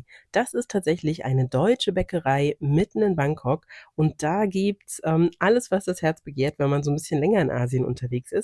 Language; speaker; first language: German; native; German